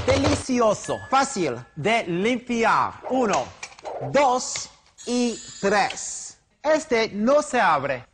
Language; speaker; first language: Spanish; non-native, learner; English